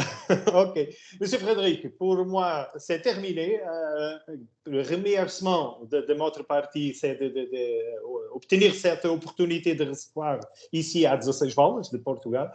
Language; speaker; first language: French; non-native, learner; Portuguese